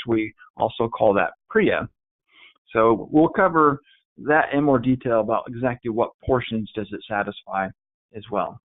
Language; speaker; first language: English; native; English